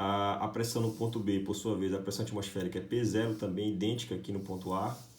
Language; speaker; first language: Portuguese; native; Portuguese